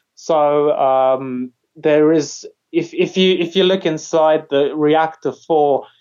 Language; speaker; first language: English; non-native, fluent; Polish